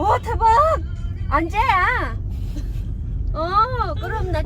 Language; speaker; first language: Korean; non-native, learner; Vietnamese